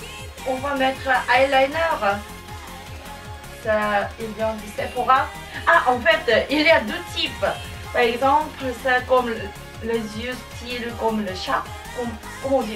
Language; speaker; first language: French; non-native, learner; Japanese